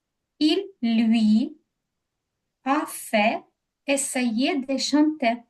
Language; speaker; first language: French; non-native, learner; Ukrainian